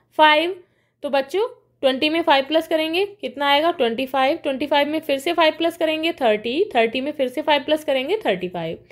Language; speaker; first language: Hindi; native; Hindi